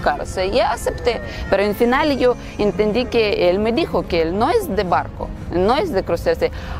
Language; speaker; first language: Spanish; non-native, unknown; Russian